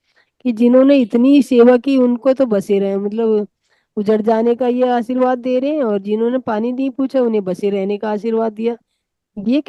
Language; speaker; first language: Hindi; native; Hindi